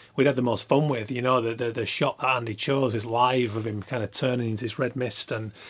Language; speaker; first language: English; native; English